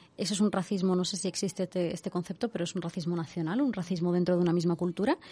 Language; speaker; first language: Spanish; non-native, fluent; Arabic